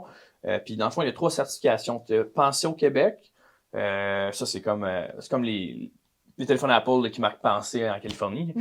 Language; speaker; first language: French; native; French